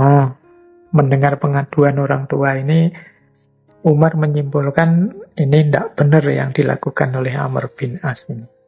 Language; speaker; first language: Indonesian; native; Indonesian